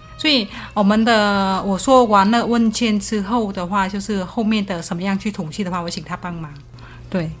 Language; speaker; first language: Chinese; non-native, fluent; Vietnamese